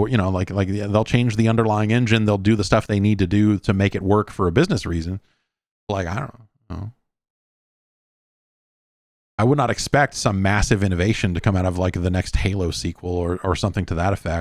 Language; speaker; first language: English; native; English